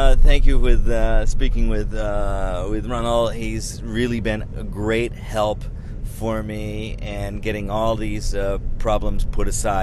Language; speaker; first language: English; native; English